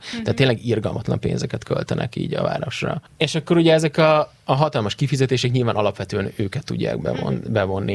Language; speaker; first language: Hungarian; native; Hungarian